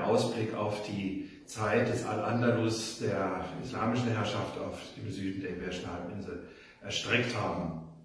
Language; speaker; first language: German; native; German